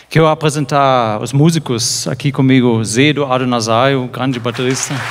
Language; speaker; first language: Portuguese; non-native, fluent; German